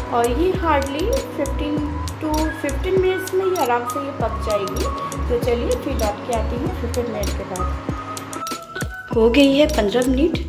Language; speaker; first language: Hindi; non-native, local second language; Bangla